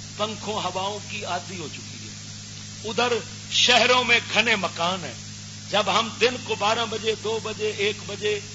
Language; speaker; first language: Urdu; non-native, local second language; Punjabi